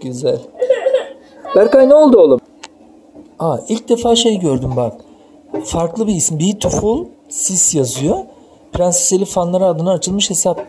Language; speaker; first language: Turkish; native; Turkish